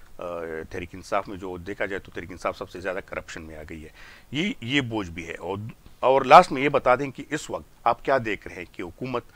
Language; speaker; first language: Urdu; non-native, local second language; Pashto